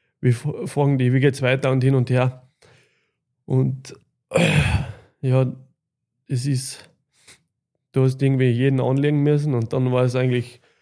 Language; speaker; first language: German; native; German